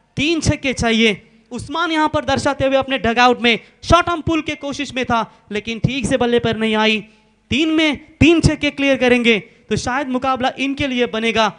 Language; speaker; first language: Hindi; non-native, local second language; Marathi